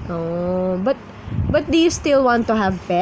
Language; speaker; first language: English; non-native, local second language; Filipino